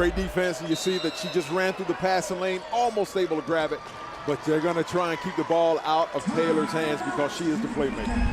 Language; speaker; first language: English; native; English